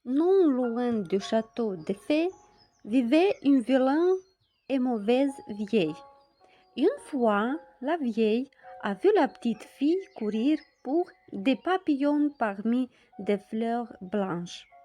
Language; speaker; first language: French; non-native, fluent; Romanian